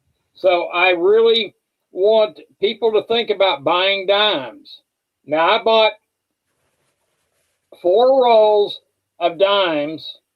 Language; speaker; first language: English; native; English